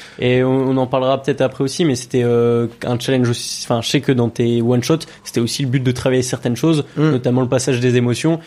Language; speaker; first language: French; native; French